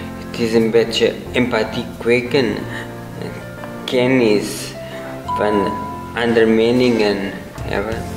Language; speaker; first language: Dutch; non-native, learner; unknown